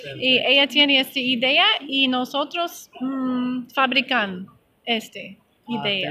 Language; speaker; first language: Spanish; non-native, learner; English